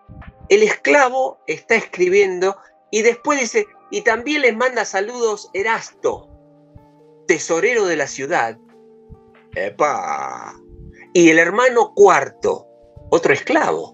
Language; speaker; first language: Spanish; native; Spanish